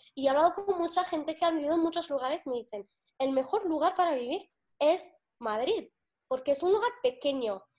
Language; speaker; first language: Spanish; non-native, fluent; Arabic